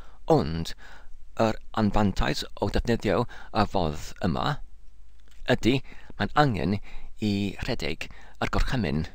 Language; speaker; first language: Welsh; non-native, learner; English